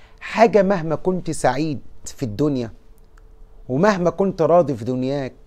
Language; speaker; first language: Arabic; native; Arabic